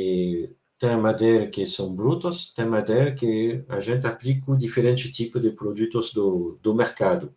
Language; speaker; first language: Portuguese; non-native, fluent; French